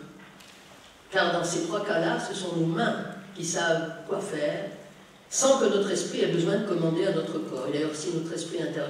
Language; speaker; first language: French; native; French